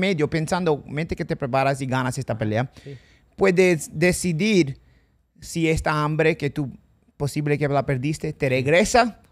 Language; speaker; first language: Spanish; non-native, fluent; English